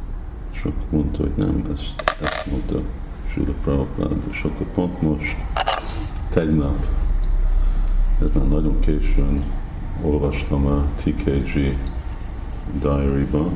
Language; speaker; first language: Hungarian; non-native, fluent; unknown